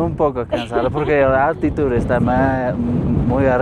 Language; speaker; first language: Spanish; non-native, learner; English